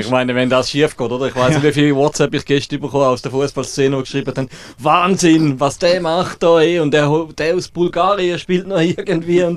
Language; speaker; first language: German; native; German